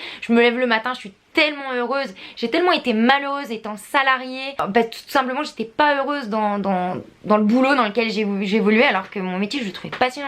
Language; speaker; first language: French; native; French